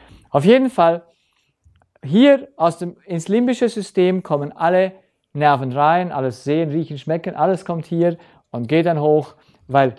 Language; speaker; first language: German; native; German